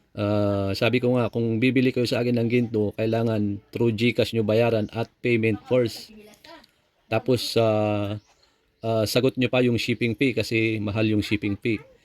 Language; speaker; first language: Filipino; native; Filipino